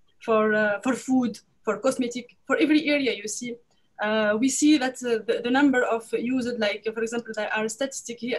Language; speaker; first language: English; non-native, learner; French